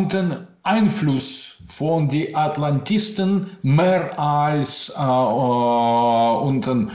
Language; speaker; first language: German; non-native, learner; Russian